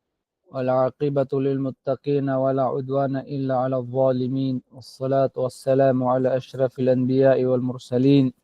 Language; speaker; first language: Arabic; non-native, fluent; Filipino